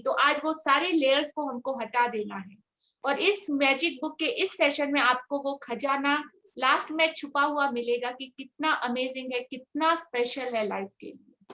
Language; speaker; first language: Hindi; native; Hindi